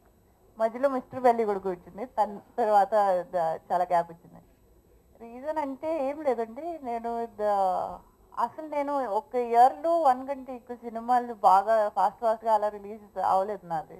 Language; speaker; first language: Telugu; non-native, local second language; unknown